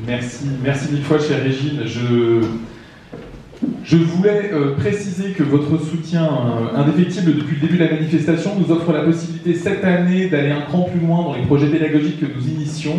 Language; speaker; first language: French; native; French